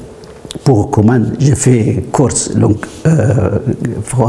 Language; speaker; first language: French; non-native, learner; Arabic